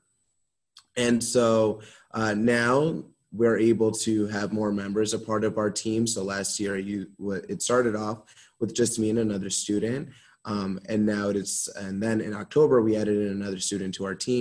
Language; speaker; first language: English; native; English